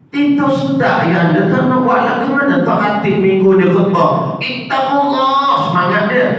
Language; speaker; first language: Malay; non-native, local second language; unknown